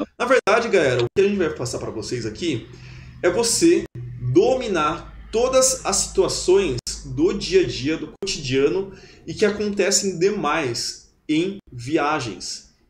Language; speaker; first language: Portuguese; native; Portuguese